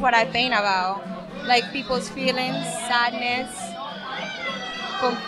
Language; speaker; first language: English; non-native, fluent; Spanish